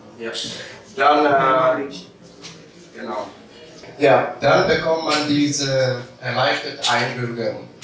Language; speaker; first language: German; non-native, learner; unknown